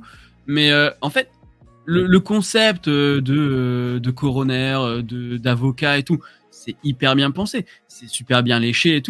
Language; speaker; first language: French; native; French